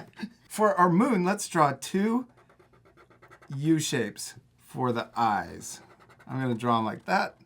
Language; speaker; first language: English; native; English